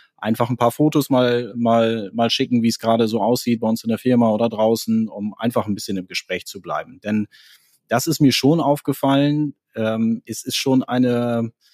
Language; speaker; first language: German; native; German